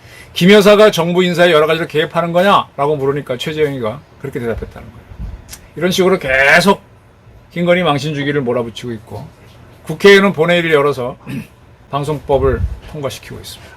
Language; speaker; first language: Korean; native; Korean